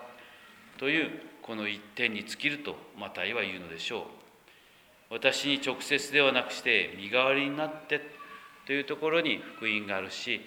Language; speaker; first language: Japanese; native; Japanese